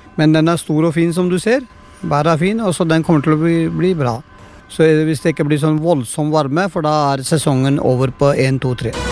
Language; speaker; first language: Norwegian; non-native, fluent; Punjabi